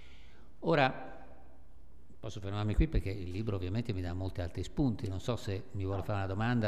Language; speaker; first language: Italian; native; Italian